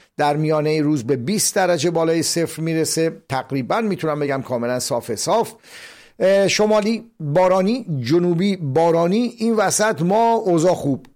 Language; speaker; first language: Persian; native; Persian